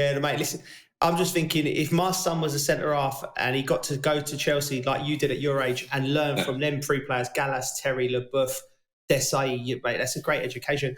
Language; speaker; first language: English; native; English